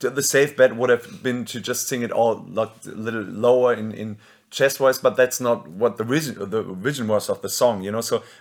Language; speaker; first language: English; non-native, fluent; German